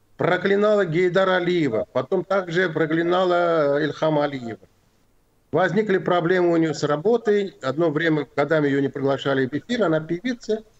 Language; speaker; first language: Russian; non-native, local second language; Azerbaijani